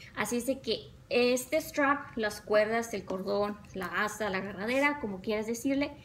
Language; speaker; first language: Spanish; early bilingual, other home language; English